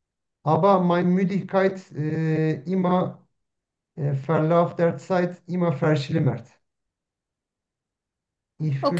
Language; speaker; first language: German; non-native, learner; Turkish